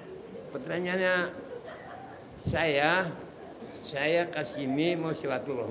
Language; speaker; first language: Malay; non-native, local second language; Sundanese